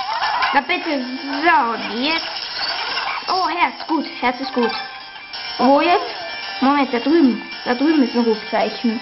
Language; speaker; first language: German; native; German